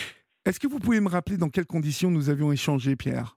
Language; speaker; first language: French; native; French